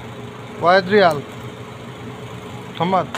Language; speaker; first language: Arabic; non-native, learner; Bangla